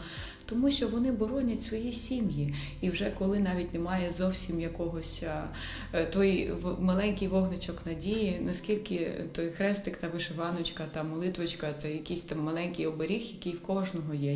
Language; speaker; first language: Ukrainian; native; Ukrainian